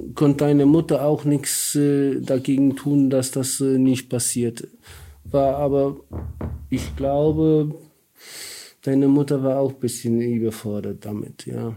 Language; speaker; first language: German; non-native, learner; Polish